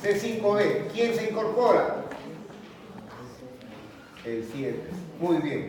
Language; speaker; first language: Spanish; native; Spanish